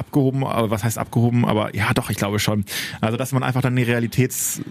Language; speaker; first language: German; native; German